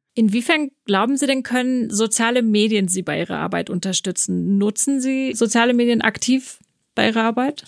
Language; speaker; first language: German; native; German